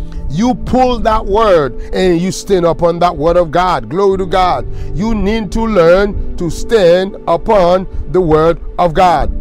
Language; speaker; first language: English; non-native, fluent; Haitian Creole